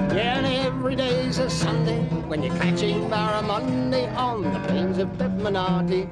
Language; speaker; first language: English; native; English